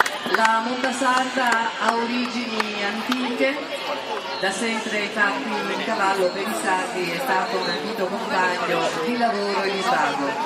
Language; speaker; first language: Italian; native; Italian